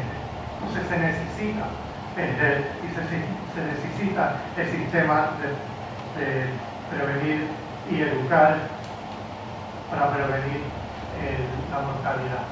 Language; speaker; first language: Spanish; early bilingual, heritage; Spanish